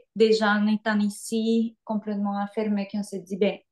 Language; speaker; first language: French; non-native, fluent; Spanish